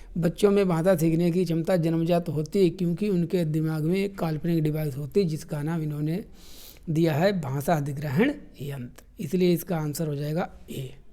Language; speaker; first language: Hindi; native; Hindi